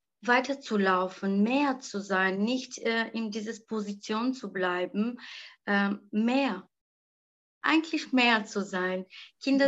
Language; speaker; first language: German; non-native, learner; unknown